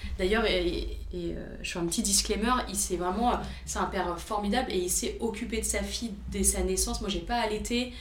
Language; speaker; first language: French; early bilingual, other home language; Romanian